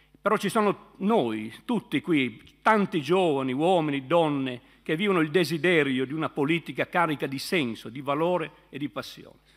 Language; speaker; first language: Italian; native; Italian